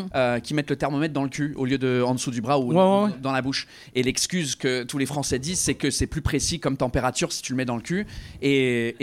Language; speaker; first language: French; non-native, fluent; English